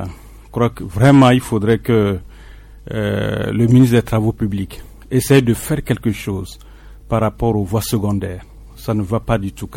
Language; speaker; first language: French; non-native, local second language; Ewe